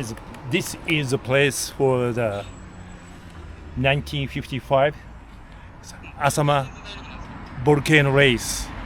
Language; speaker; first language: English; non-native, learner; Japanese